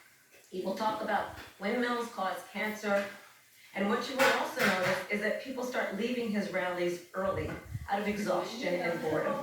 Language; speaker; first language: English; native; English